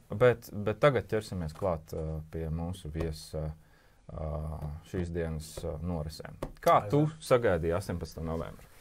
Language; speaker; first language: Latvian; native; Latvian